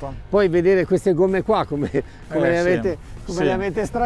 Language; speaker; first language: Italian; native; Italian